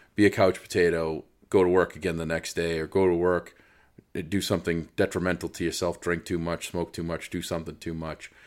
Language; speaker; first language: English; native; English